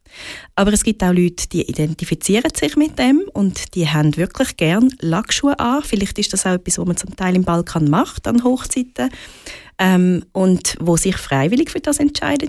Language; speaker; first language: German; native; German